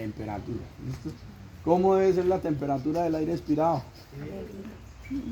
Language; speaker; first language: Spanish; native; Spanish